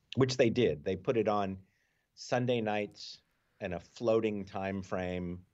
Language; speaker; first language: English; native; English